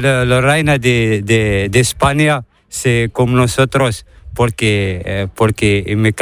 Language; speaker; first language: Spanish; non-native, learner; Arabic